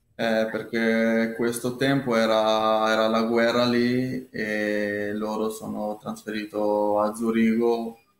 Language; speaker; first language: Italian; non-native, learner; Albanian